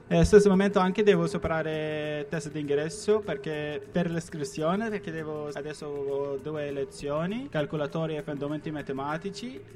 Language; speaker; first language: Italian; non-native, learner; Turkmen